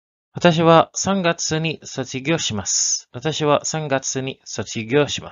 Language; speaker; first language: Japanese; non-native, learner; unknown